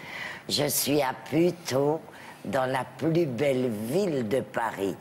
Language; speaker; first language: French; non-native, local second language; Arabic